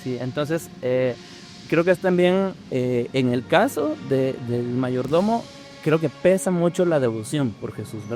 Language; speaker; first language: Spanish; native; Spanish